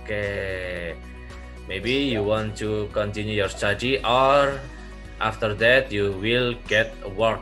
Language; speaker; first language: English; non-native, learner; Indonesian